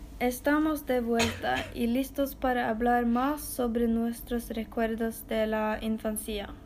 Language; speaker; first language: Spanish; non-native, learner; Norwegian